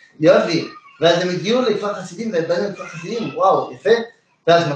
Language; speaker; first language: Hebrew; non-native, fluent; French